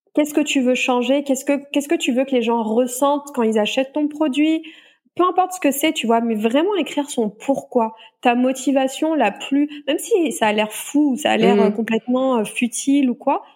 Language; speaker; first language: French; native; French